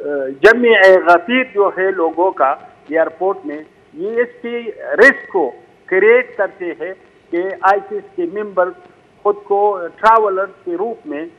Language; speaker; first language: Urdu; non-native, fluent; Pashto